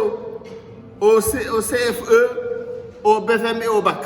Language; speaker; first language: French; non-native, local second language; Wolof